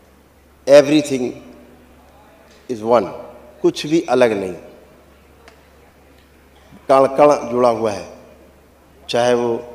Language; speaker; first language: Hindi; native; Hindi